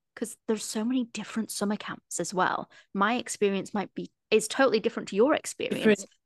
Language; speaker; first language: English; native; English